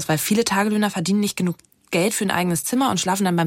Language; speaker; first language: German; native; German